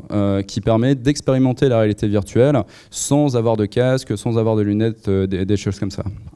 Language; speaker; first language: French; native; French